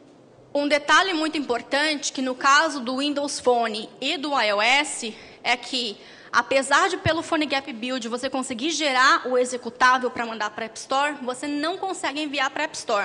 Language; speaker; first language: Portuguese; native; Portuguese